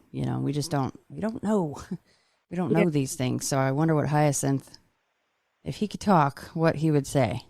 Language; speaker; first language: English; native; English